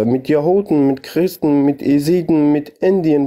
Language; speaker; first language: German; non-native, learner; Kurdish